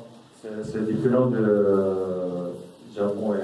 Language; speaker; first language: French; non-native, learner; Japanese